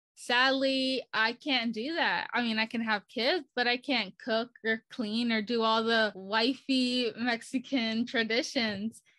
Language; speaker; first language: English; early bilingual, other home language; Spanish